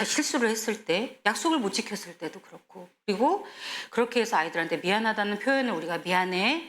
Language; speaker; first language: Korean; native; Korean